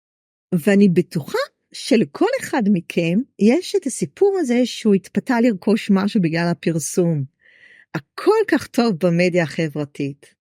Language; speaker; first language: Hebrew; native; Hebrew